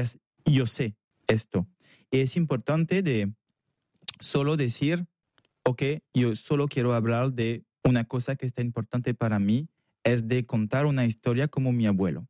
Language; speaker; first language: Spanish; non-native, learner; French